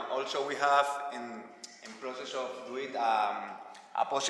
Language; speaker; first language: English; non-native, learner; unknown